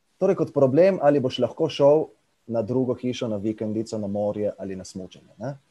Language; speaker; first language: Slovenian; native; Slovenian